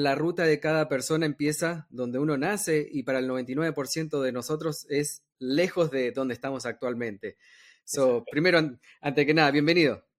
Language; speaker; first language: Spanish; native; Spanish